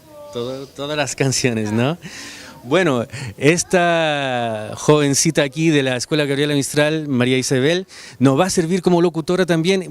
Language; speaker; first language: Spanish; native; Spanish